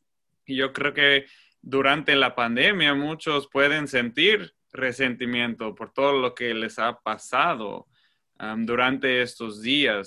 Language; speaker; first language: Spanish; non-native, fluent; English